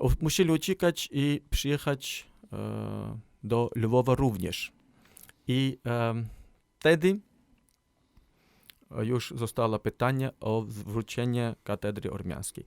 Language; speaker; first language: Polish; non-native, learner; Armenian